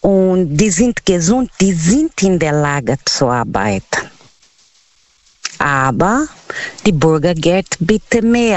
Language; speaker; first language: German; non-native, learner; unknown